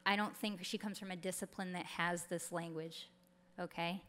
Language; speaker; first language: English; native; English